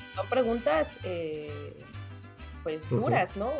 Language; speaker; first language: Spanish; native; Spanish